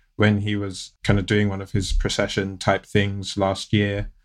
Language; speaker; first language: English; native; English